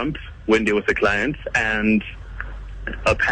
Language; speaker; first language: English; non-native, local second language; Kinyarwanda